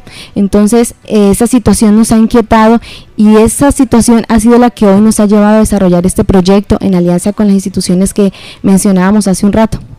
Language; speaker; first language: Spanish; native; Spanish